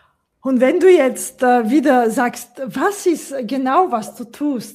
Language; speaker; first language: German; non-native, fluent; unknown